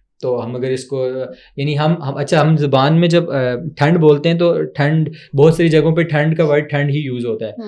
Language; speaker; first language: Urdu; non-native, local second language; Pahari-Potwari